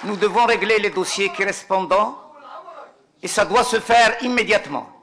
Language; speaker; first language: French; non-native, local second language; Arabic